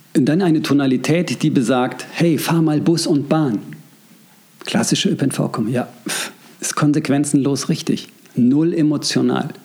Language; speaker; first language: German; native; German